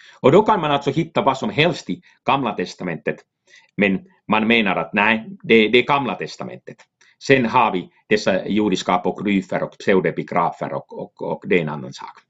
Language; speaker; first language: Swedish; non-native, local second language; Finnish